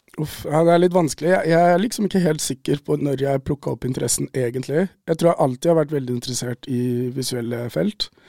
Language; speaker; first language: Norwegian; native; Norwegian